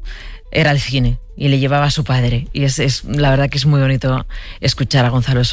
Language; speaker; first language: Spanish; native; Spanish